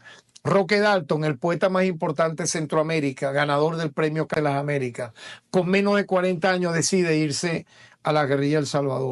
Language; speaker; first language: Spanish; native; Spanish